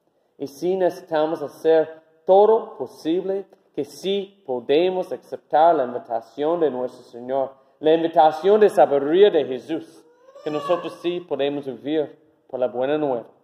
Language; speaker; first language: Spanish; non-native, learner; English